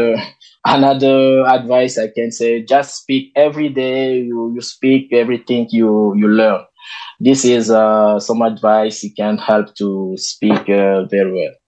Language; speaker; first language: English; non-native, learner; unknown